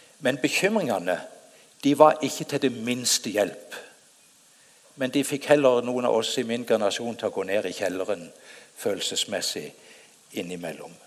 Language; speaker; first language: Norwegian; native; Norwegian